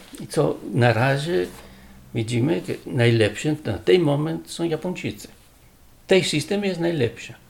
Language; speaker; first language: Polish; non-native, learner; Italian